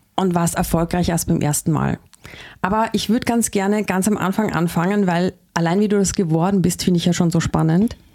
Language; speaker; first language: German; native; German